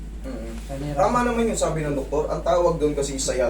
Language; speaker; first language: Filipino; native; Filipino